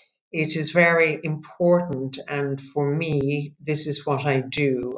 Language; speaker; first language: English; native; English